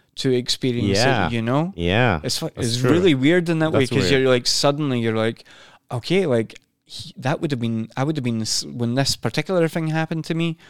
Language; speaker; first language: English; native; English